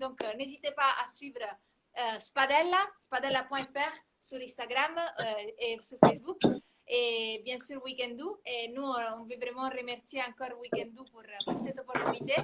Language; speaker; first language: French; non-native, fluent; Italian